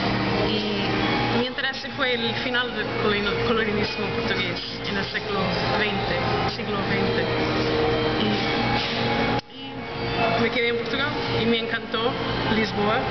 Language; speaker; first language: Spanish; non-native, fluent; English